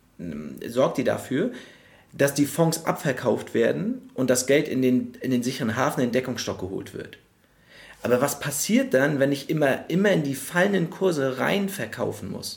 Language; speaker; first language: German; native; German